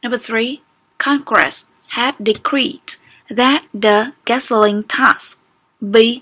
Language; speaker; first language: English; non-native, fluent; Vietnamese